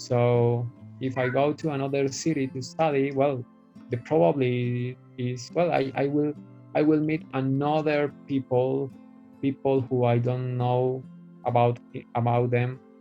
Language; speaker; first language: English; non-native, fluent; Spanish